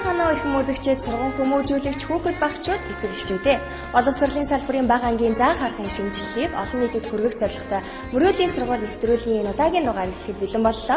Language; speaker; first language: Mongolian; native; Mongolian